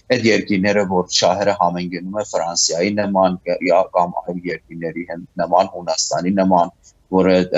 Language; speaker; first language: Armenian; early bilingual, heritage; Armenian